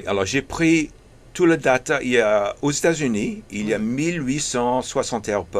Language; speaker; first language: French; early bilingual, heritage; English